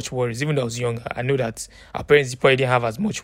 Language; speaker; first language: English; non-native, local second language; Yoruba